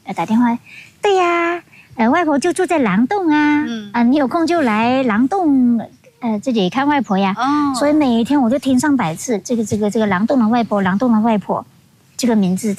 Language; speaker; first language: Chinese; non-native, local second language; Hakka Chinese